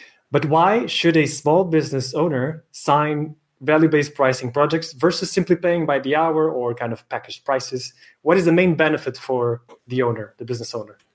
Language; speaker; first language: English; non-native, fluent; Portuguese